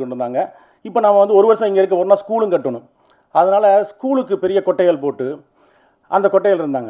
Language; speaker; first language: Tamil; native; Tamil